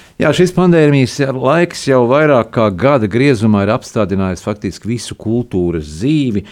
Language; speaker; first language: Latvian; native; Latvian